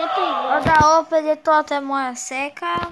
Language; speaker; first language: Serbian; early bilingual, heritage; Croatian